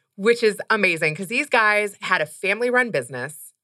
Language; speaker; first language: English; native; English